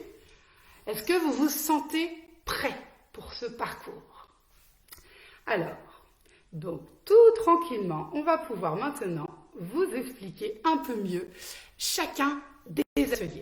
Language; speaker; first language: French; native; French